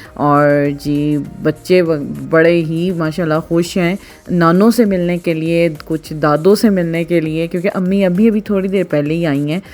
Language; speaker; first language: Urdu; non-native, local second language; Punjabi